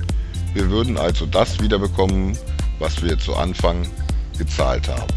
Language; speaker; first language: German; native; German